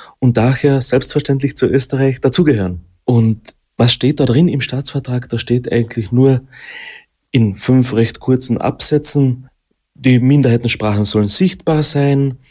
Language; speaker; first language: German; non-native, local second language; Slovenian